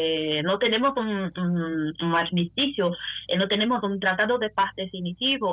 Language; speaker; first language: Spanish; non-native, fluent; Portuguese